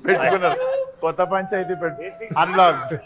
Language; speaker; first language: Telugu; native; Telugu